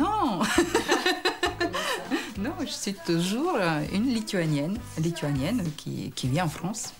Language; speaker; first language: French; non-native, fluent; Lithuanian